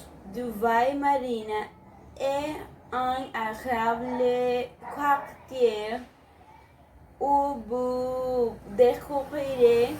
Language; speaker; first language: French; non-native, learner; Spanish